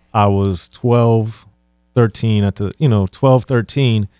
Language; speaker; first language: English; native; English